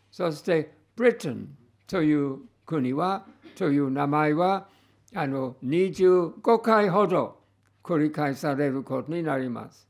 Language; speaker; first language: Japanese; non-native, fluent; English